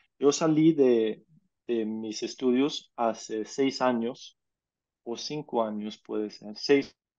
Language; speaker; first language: Spanish; non-native, fluent; Danish